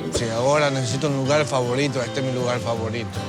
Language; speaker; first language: Spanish; native; Spanish